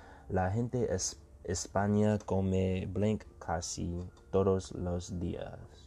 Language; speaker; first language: Spanish; non-native, learner; English